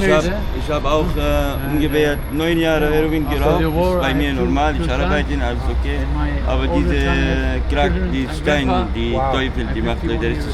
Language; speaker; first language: German; non-native, learner; Arabic